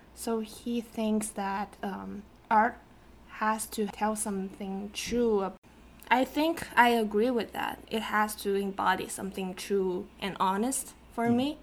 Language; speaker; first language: English; non-native, fluent; Chinese